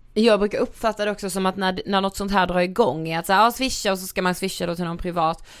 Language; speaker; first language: Swedish; native; Swedish